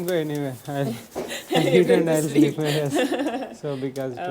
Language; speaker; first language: English; non-native, local second language; Telugu